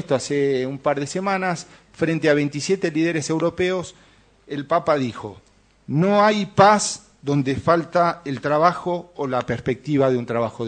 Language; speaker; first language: Spanish; native; Spanish